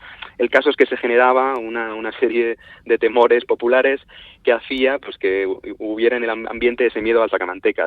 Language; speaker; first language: Spanish; native; Spanish